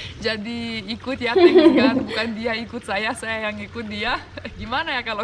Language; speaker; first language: Indonesian; non-native, fluent; Romanian